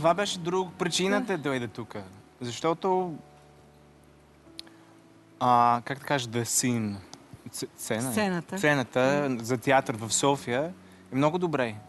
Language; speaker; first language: Bulgarian; non-native, learner; English